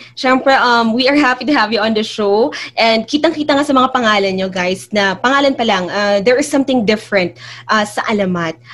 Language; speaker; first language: Filipino; native; Filipino